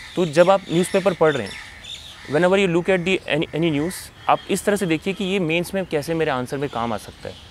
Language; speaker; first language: Hindi; native; Hindi